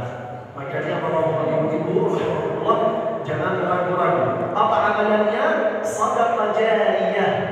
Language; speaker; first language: Indonesian; non-native, learner; Arabic